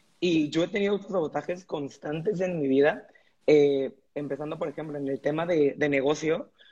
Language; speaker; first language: Spanish; native; Spanish